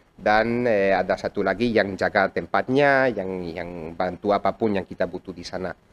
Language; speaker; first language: Indonesian; non-native, fluent; Catalan